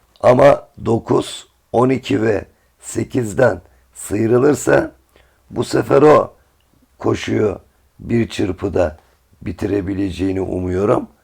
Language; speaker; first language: Turkish; native; Turkish